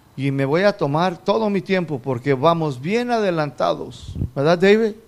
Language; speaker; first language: Spanish; non-native, fluent; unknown